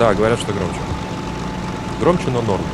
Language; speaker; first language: Russian; native; Russian